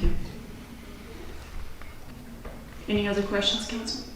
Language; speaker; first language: English; native; English